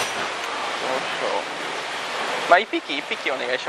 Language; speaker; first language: Japanese; non-native, fluent; English